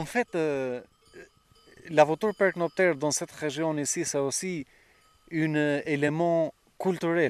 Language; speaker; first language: French; non-native, fluent; Albanian